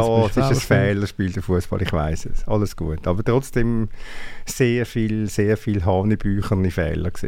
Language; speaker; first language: German; native; German